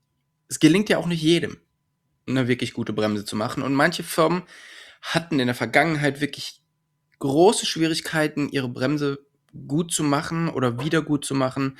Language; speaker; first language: German; native; German